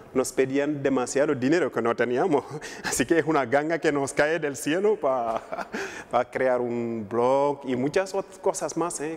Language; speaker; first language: Spanish; non-native, fluent; Wolof